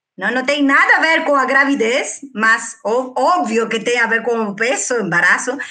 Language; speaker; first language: Portuguese; non-native, fluent; Spanish